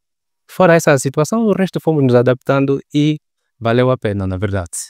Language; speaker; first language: Portuguese; native; Portuguese